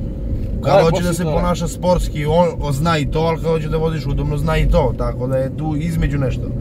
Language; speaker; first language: Serbian; native; Serbian